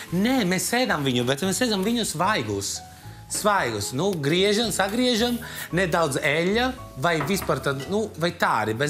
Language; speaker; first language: Latvian; non-native, fluent; Italian